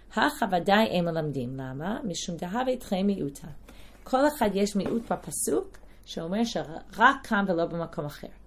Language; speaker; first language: Hebrew; non-native, fluent; English